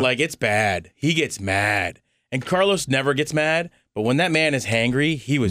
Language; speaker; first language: English; native; English